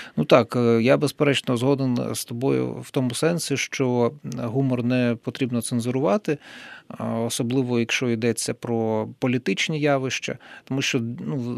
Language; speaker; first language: Ukrainian; non-native, local second language; Russian